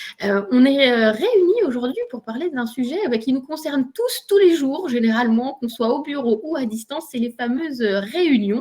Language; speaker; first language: French; native; French